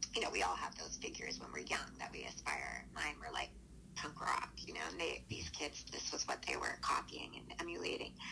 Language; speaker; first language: English; native; English